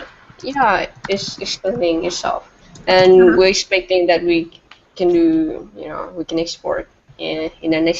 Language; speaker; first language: English; non-native, fluent; Vietnamese